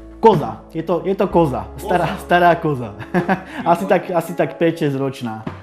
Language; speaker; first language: Slovak; native; Slovak